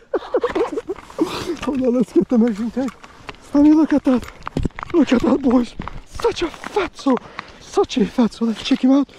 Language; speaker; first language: English; non-native, fluent; Swedish